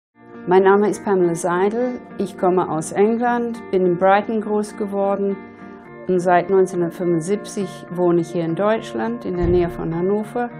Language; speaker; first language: German; non-native, fluent; English